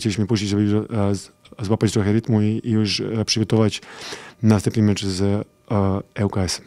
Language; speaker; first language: Polish; non-native, fluent; Serbian